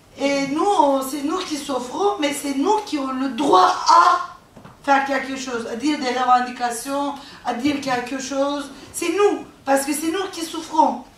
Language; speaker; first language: French; non-native, fluent; Turkish